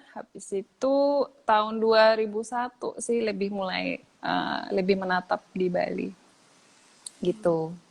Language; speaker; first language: Indonesian; early bilingual, other home language; Japanese